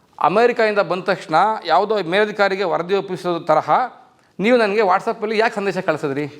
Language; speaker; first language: Kannada; native; Kannada